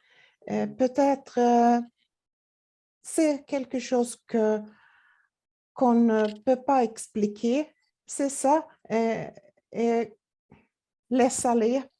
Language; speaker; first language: French; non-native, learner; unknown